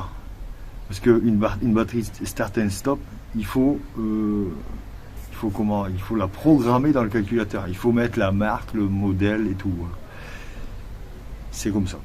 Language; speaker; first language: French; native; French